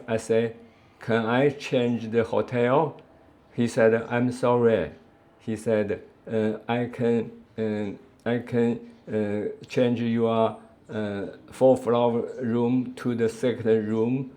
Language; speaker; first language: English; non-native, learner; Chinese